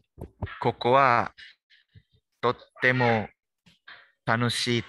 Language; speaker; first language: Japanese; non-native, learner; English